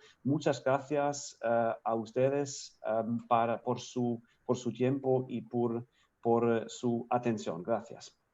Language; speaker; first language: Spanish; non-native, fluent; German